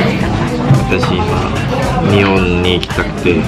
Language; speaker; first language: Japanese; non-native, fluent; Korean